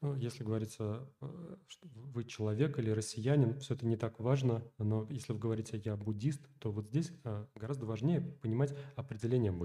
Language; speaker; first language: Russian; native; Russian